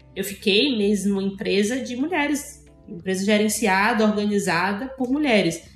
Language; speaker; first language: Portuguese; native; Portuguese